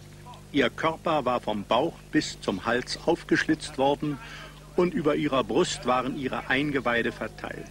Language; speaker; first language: German; native; German